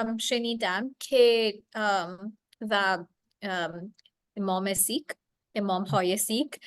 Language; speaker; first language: Persian; non-native, learner; English